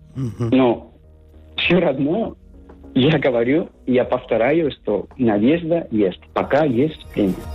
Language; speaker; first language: Russian; non-native, learner; Spanish